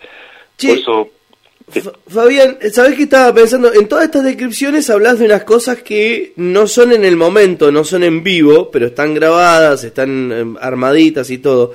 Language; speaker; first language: Spanish; native; Spanish